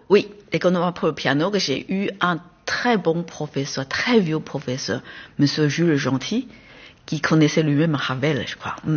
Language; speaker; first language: French; non-native, fluent; Chinese